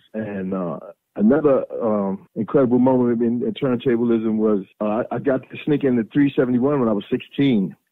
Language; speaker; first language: English; native; English